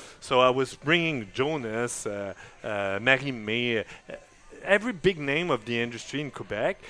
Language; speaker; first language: English; non-native, fluent; French